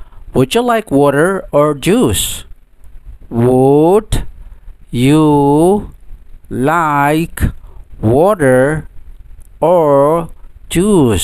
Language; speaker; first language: English; non-native, fluent; Indonesian